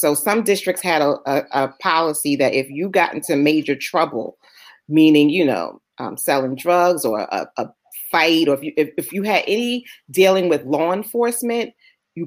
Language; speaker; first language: English; native; English